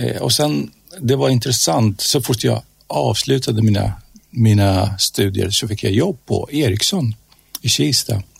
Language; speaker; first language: Swedish; non-native, fluent; Persian